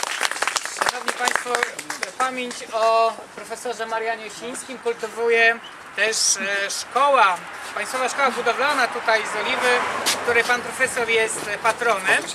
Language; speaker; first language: Polish; native; Polish